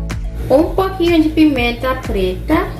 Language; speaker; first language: Portuguese; non-native, fluent; Haitian Creole